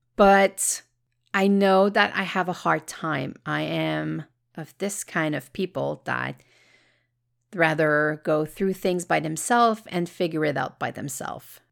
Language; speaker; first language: English; native; English